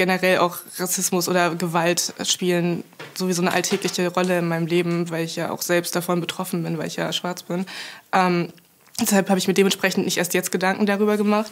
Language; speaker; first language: German; native; German